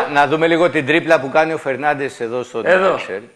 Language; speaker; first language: Greek; native; Greek